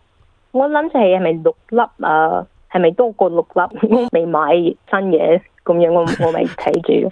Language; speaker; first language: Cantonese; early bilingual, heritage; English